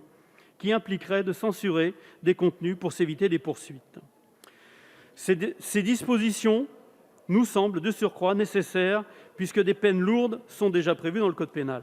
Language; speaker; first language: French; native; French